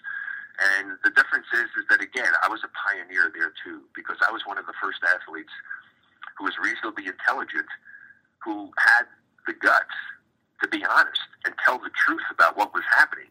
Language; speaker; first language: English; native; English